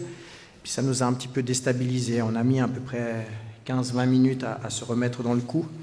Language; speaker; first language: French; native; French